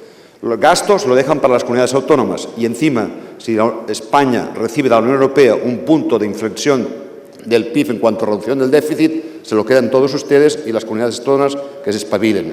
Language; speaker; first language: Spanish; non-native, local second language; Catalan